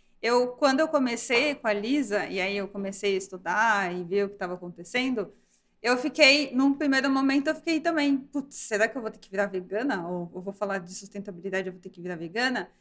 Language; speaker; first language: Portuguese; native; Portuguese